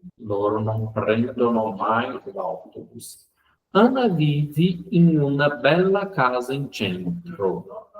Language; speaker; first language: Italian; non-native, fluent; Portuguese